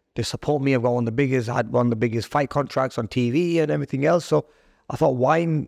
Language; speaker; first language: English; native; English